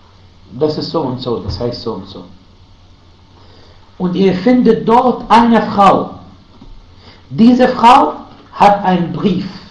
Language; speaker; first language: German; non-native, fluent; Arabic